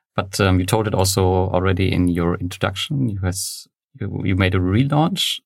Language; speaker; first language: English; non-native, fluent; German